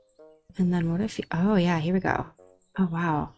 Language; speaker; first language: English; native; English